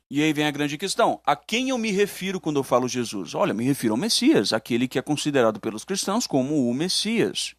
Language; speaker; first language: Portuguese; native; Portuguese